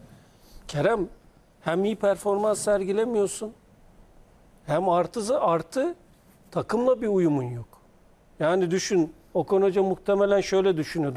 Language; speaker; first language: Turkish; native; Turkish